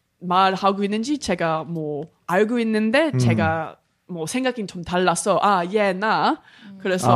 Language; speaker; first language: Korean; non-native, learner; English